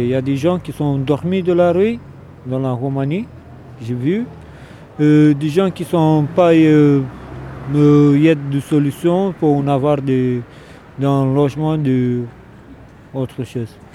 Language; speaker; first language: French; non-native, learner; Romanian